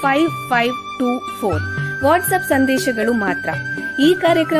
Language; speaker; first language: Kannada; native; Kannada